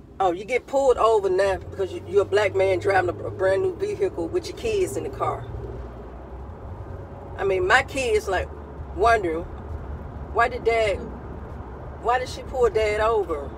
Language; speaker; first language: English; native; English